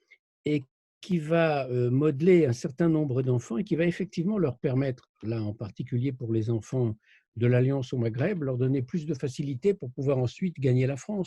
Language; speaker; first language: French; native; French